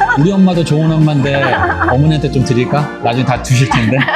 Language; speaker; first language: Korean; native; Korean